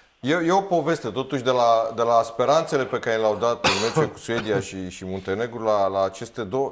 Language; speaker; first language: Romanian; native; Romanian